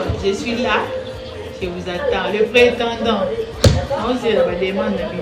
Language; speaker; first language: French; non-native, local second language; Lingala